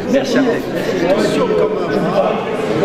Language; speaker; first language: French; native; French